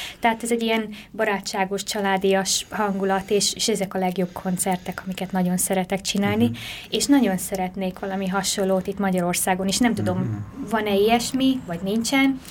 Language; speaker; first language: Hungarian; early bilingual, heritage; Hungarian